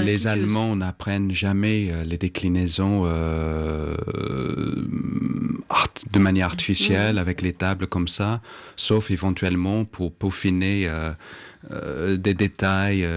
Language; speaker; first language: French; non-native, fluent; English